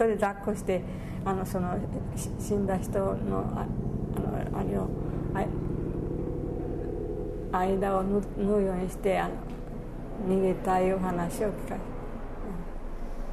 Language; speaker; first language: Japanese; native; Japanese